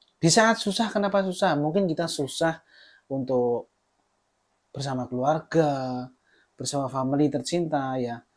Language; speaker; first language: Indonesian; non-native, local second language; Javanese